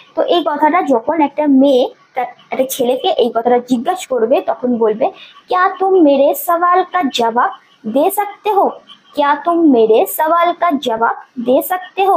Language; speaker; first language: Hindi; non-native, fluent; Bangla